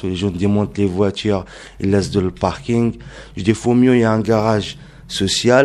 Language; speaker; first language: French; non-native, learner; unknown